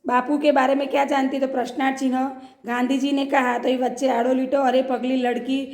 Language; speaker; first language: Hindi; non-native, local second language; Gujarati